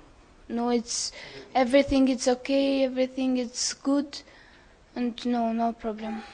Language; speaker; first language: English; non-native, learner; Albanian